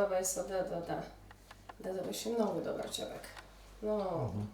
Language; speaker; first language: Macedonian; early bilingual, heritage; Polish